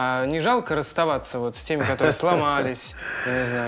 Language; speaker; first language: Russian; native; Russian